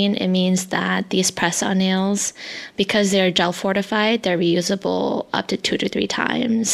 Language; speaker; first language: English; early bilingual, other home language; Hmong